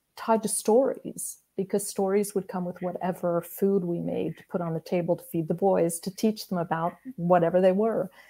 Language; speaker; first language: English; native; English